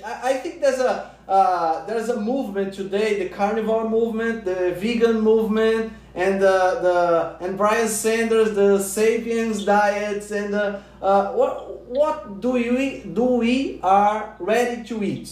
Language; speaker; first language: English; non-native, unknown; Portuguese